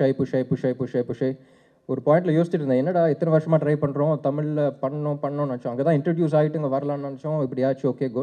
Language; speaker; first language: Tamil; non-native, local second language; Telugu